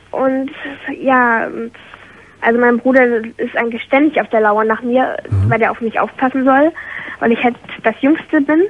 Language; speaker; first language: German; native; German